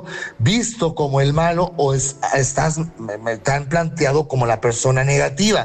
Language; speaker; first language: Spanish; native; Spanish